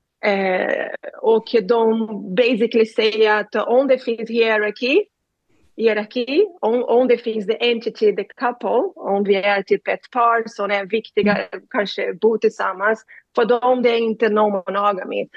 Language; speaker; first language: Swedish; non-native, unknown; Portuguese